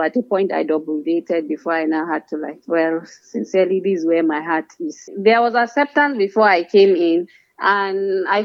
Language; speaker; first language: English; non-native, local second language; Hausa